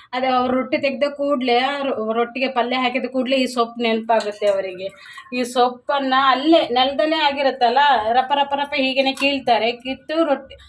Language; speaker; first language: Kannada; native; Kannada